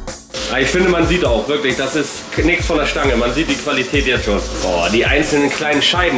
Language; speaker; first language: German; native; German